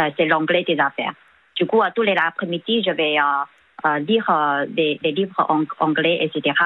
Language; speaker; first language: French; non-native, fluent; Chinese